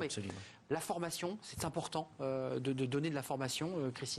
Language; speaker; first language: French; native; French